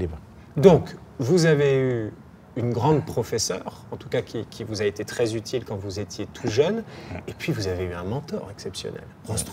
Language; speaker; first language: French; native; French